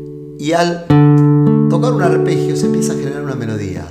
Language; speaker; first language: Spanish; native; Spanish